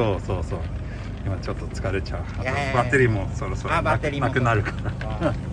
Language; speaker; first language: Japanese; non-native, fluent; Swedish